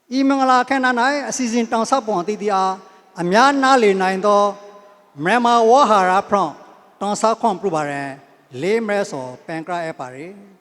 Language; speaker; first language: Burmese; native; Burmese